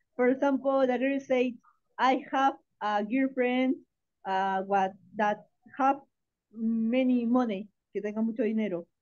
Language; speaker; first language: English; non-native, learner; Spanish